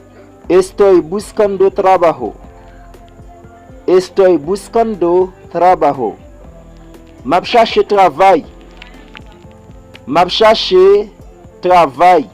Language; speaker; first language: Spanish; non-native, fluent; Haitian Creole